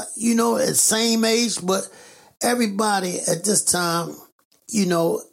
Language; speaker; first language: English; native; English